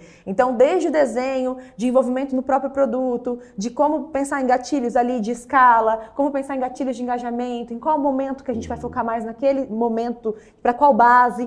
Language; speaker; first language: Portuguese; native; Portuguese